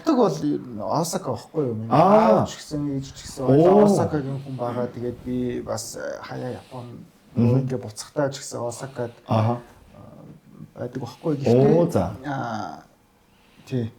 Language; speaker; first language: Mongolian; non-native, fluent; Japanese